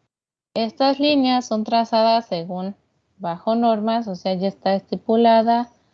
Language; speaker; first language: Spanish; native; Spanish